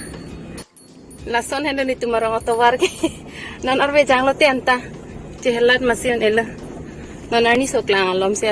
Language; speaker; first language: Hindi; non-native, local second language; Karbi